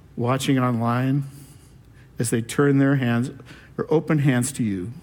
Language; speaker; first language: English; native; English